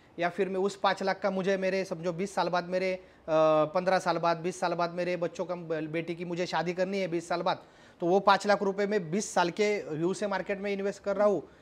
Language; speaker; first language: Hindi; non-native, local second language; Marathi